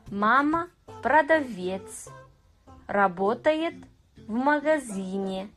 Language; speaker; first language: Russian; non-native, fluent; Kazakh